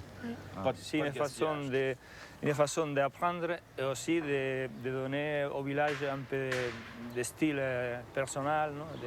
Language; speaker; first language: French; non-native, fluent; Spanish